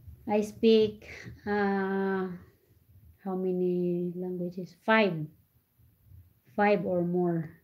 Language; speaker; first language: English; non-native, local second language; Cebuano